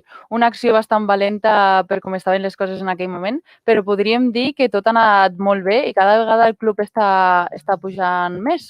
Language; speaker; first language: Catalan; native; Catalan